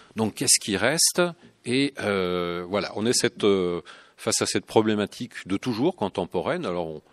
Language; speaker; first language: French; native; French